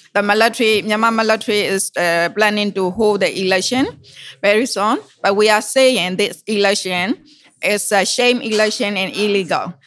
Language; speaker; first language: English; non-native, learner; Burmese